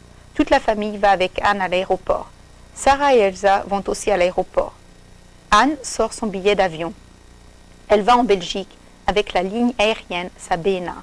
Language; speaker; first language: French; non-native, fluent; English